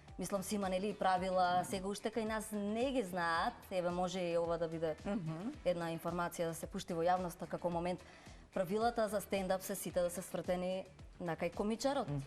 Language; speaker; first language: Macedonian; native; Macedonian